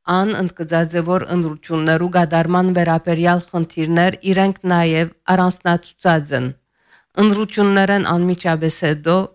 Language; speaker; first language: Armenian; early bilingual, heritage; Armenian